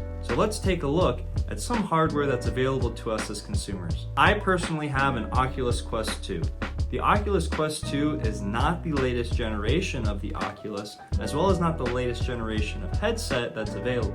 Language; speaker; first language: English; native; English